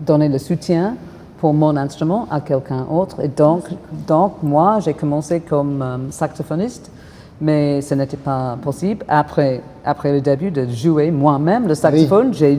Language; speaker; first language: French; non-native, fluent; English